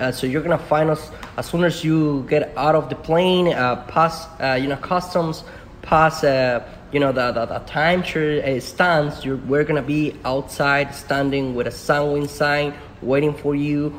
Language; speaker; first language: English; non-native, fluent; Spanish